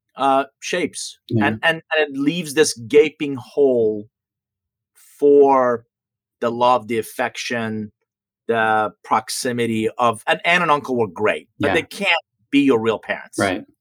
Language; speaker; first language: English; early bilingual, other home language; Persian